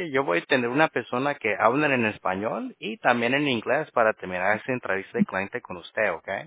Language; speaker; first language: Spanish; early bilingual, heritage; Spanish